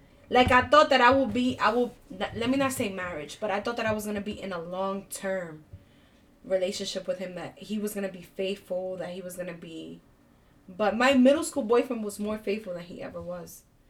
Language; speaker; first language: English; early bilingual, other home language; Spanish